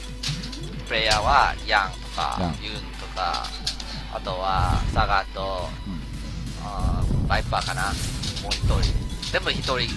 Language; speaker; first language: Japanese; non-native, learner; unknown